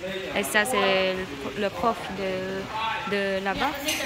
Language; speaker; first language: French; non-native, learner; Khmer